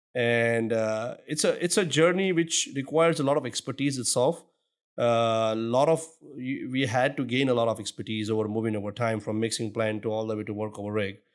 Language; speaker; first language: English; non-native, local second language; Gujarati